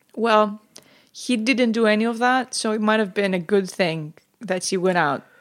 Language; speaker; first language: English; non-native, fluent; Greek